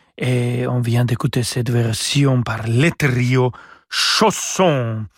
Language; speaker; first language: French; non-native, fluent; Spanish